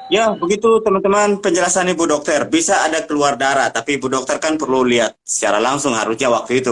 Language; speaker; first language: Indonesian; native; Indonesian